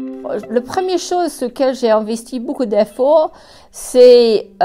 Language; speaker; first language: French; non-native, fluent; English